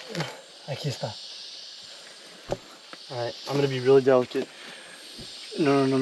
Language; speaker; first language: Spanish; non-native, learner; English